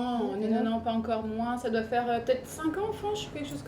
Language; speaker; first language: French; native; French